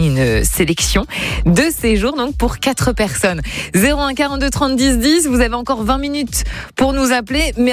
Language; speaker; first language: French; native; French